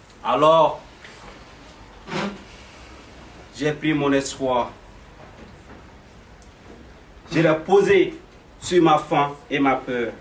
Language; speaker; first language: French; non-native, local second language; Bambara